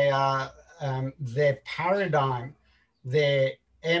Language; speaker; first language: English; native; English